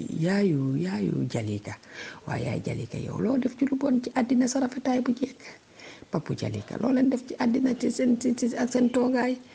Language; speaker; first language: Wolof; non-native, local second language; Jola-Fonyi